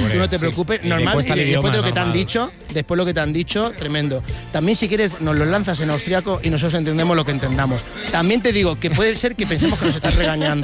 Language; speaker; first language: Spanish; native; Spanish